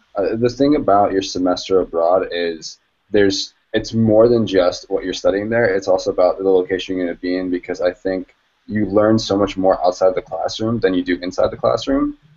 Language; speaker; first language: English; native; English